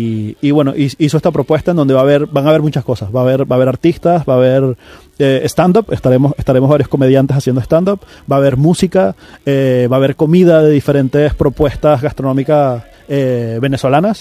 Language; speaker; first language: Spanish; native; Spanish